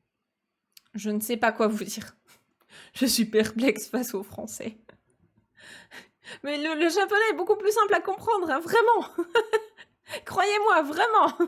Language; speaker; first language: French; native; French